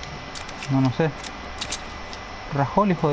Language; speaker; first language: Spanish; native; Spanish